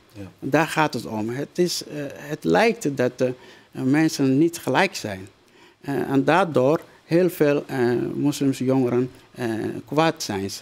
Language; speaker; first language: Dutch; non-native, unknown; Somali